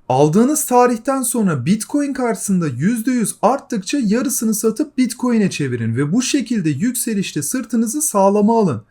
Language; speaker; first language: Turkish; native; Turkish